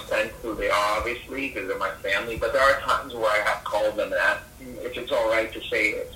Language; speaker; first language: English; native; English